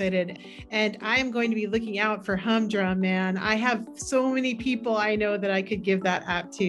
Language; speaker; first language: English; native; English